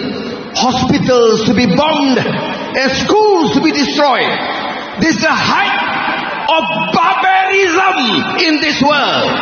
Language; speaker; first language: English; non-native, local second language; Malay